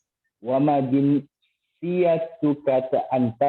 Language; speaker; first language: Arabic; non-native, learner; Indonesian